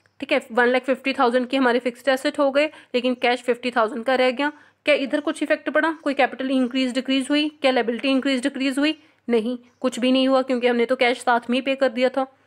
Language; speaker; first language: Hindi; non-native, local second language; Punjabi